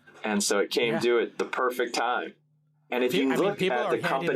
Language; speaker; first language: English; native; English